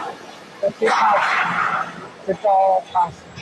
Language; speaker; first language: English; non-native, learner; Chinese